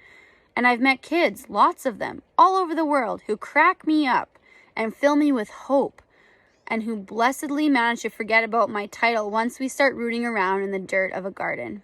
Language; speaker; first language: English; native; English